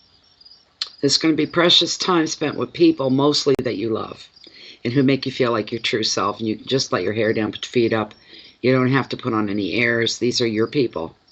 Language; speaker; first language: English; native; English